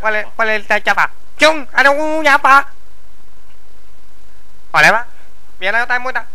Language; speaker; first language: Finnish; non-native, learner; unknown